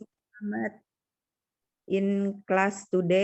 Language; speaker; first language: English; non-native, learner; Indonesian